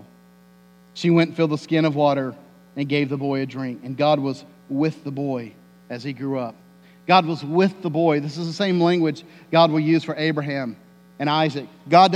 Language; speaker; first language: English; native; English